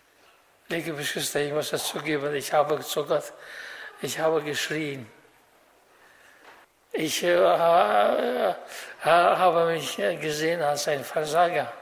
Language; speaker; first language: German; non-native, fluent; Russian